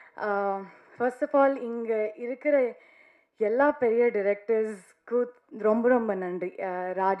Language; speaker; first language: Tamil; non-native, learner; Kannada